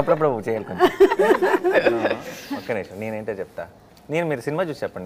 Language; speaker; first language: Telugu; native; Telugu